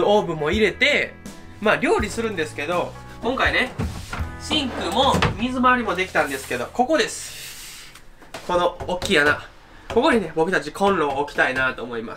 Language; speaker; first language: Japanese; native; Japanese